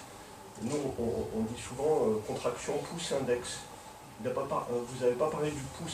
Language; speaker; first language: French; native; French